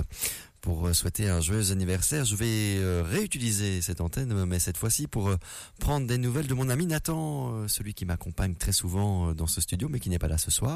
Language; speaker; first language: French; native; French